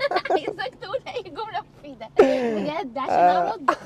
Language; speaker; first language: Arabic; native; Arabic